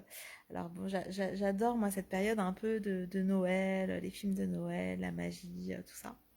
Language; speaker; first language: French; native; French